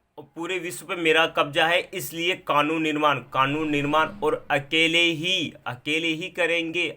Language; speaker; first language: Hindi; native; Hindi